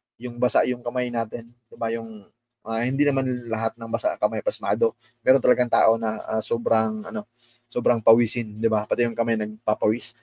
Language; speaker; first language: Filipino; non-native, local second language; Cebuano